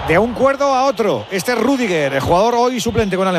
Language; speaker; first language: Spanish; native; Spanish